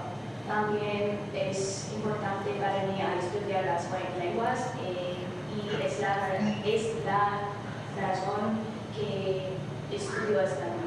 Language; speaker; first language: Spanish; non-native, learner; English